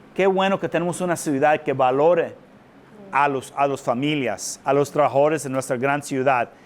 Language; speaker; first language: Spanish; early bilingual, heritage; Spanish